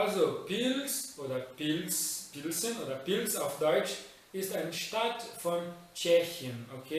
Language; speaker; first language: German; non-native, fluent; Portuguese